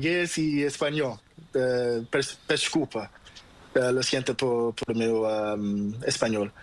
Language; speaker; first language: Spanish; non-native, learner; Portuguese